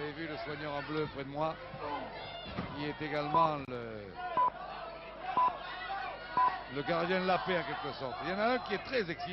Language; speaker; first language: French; native; French